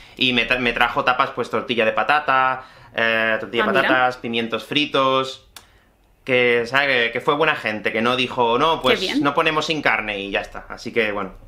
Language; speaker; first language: Spanish; native; Spanish